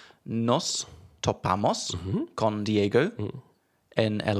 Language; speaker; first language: Spanish; non-native, learner; English